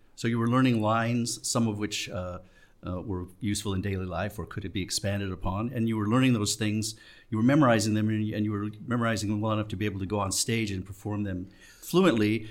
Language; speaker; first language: English; native; English